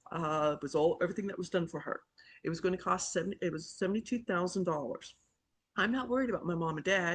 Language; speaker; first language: English; native; English